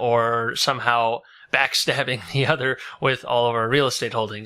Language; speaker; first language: English; native; English